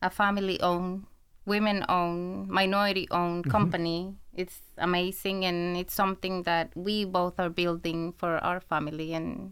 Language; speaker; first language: English; non-native, fluent; Spanish